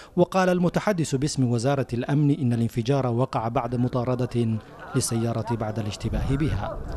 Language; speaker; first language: Arabic; non-native, local second language; Somali